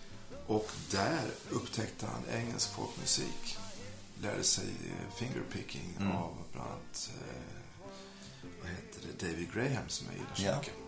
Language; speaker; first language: Swedish; native; Swedish